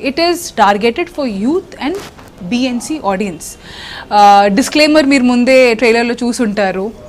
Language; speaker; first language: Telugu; non-native, local second language; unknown